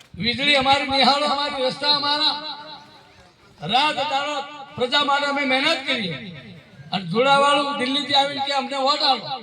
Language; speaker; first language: Gujarati; native; Gujarati